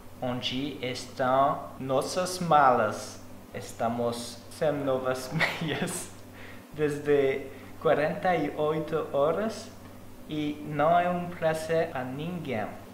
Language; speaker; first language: Portuguese; non-native, learner; French